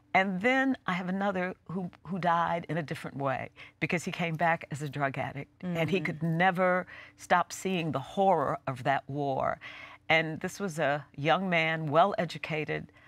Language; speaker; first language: English; native; English